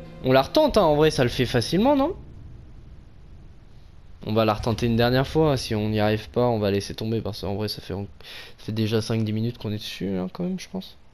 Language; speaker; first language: French; native; French